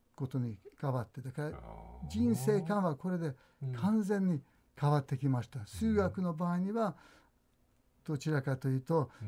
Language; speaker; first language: Japanese; non-native, fluent; Hungarian